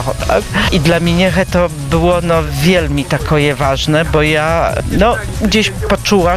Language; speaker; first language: Polish; non-native, local second language; Belarusian